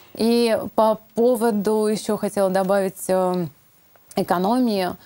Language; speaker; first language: Russian; native; Russian